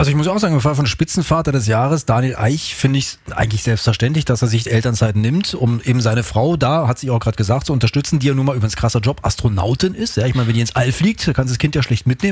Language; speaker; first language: German; native; German